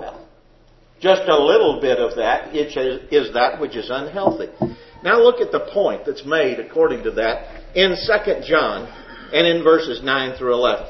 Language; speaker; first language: English; native; English